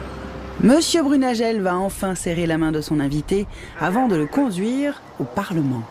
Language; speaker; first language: French; native; French